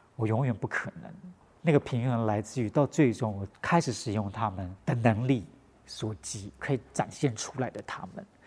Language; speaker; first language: Chinese; non-native, local second language; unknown